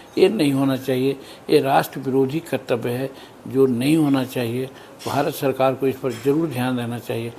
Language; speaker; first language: Hindi; native; Hindi